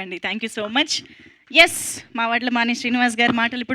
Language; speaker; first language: Telugu; native; Telugu